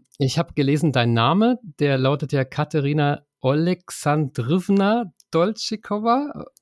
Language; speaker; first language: German; native; German